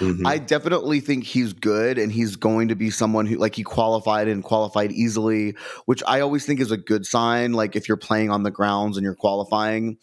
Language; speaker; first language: English; native; English